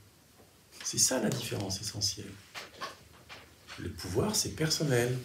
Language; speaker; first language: French; native; French